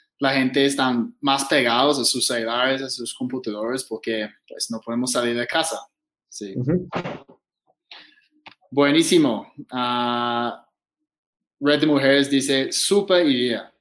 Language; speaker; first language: Spanish; non-native, fluent; English